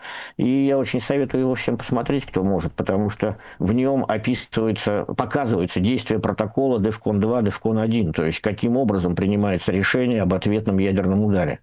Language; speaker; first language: Russian; native; Russian